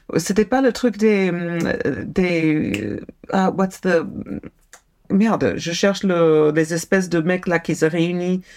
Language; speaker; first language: French; non-native, fluent; English